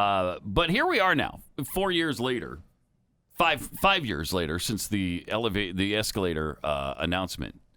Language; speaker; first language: English; native; English